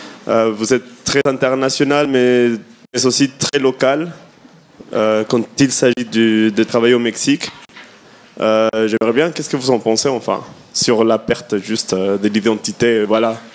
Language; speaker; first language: French; non-native, fluent; Spanish